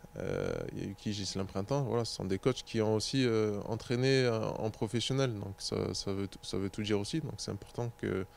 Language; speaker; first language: French; native; French